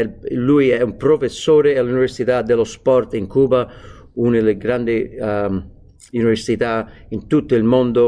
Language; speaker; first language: Italian; non-native, fluent; English